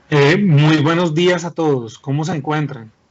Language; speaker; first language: Spanish; native; Spanish